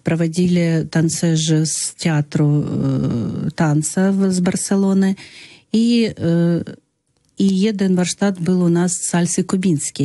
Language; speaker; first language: Polish; non-native, learner; Russian